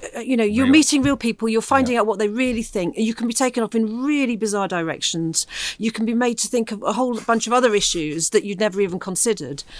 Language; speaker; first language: English; native; English